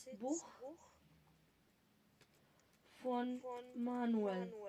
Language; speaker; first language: German; non-native, fluent; Macedonian